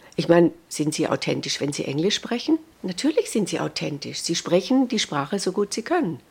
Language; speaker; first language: German; native; German